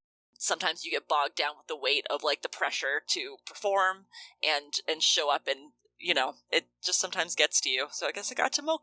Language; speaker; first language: English; native; English